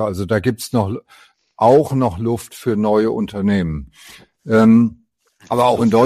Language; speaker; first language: German; native; German